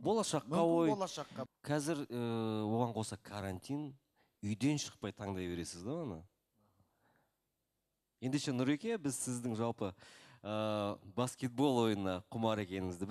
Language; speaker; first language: Kazakh; native; Kazakh